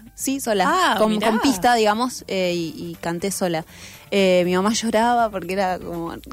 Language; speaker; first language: Spanish; native; Spanish